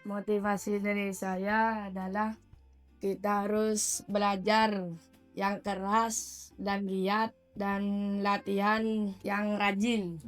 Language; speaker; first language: Indonesian; non-native, local second language; Madurese